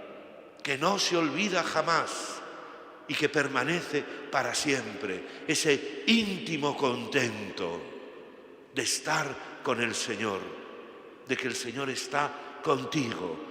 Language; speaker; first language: Spanish; native; Spanish